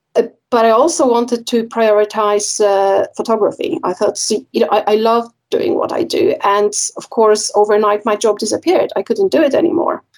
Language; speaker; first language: English; non-native, fluent; Polish